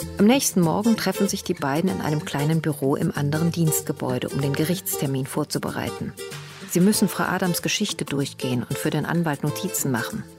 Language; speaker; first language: German; native; German